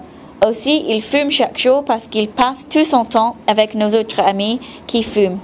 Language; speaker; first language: French; non-native, fluent; English